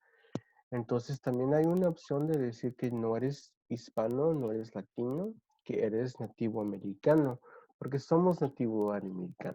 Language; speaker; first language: Spanish; early bilingual, other home language; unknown